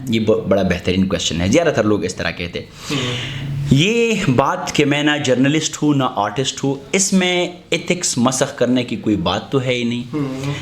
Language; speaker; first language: Urdu; non-native, local second language; Pashto